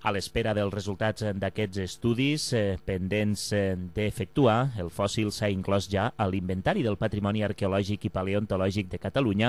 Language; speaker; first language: Catalan; native; Catalan